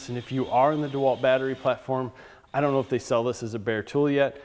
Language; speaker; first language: English; native; English